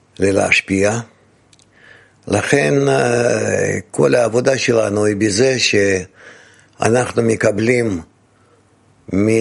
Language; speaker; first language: Hebrew; non-native, fluent; Russian